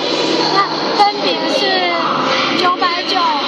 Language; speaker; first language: Chinese; native; Chinese